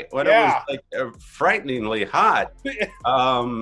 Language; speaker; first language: English; native; English